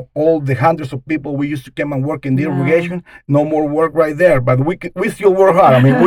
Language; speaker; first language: English; non-native, learner; Spanish